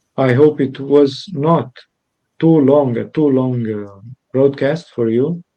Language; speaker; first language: English; non-native, fluent; Romanian